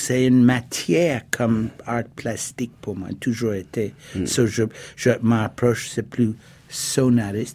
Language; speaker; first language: French; non-native, fluent; English